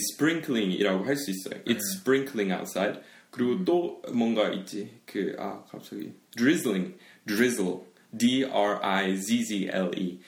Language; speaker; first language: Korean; early bilingual, heritage; Korean